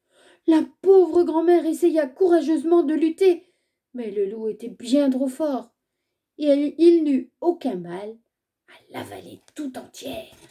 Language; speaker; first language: French; native; French